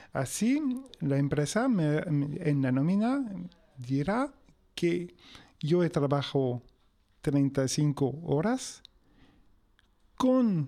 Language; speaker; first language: Spanish; non-native, fluent; French